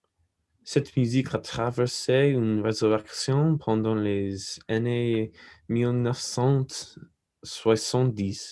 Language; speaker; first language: French; non-native, learner; English